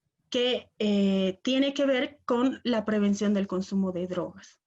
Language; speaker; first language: Spanish; native; Spanish